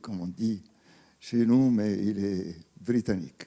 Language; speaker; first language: French; non-native, fluent; Arabic